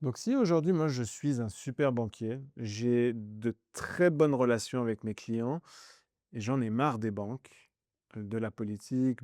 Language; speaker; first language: French; native; French